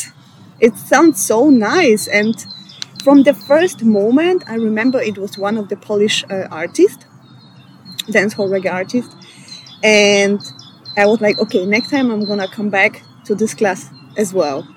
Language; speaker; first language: English; non-native, fluent; Polish